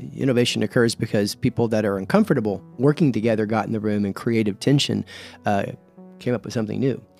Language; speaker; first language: English; native; English